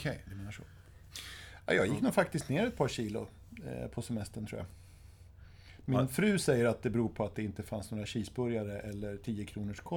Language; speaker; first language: Swedish; native; Swedish